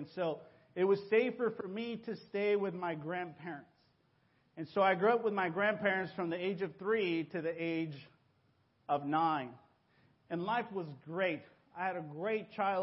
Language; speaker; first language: English; early bilingual, other home language; Spanish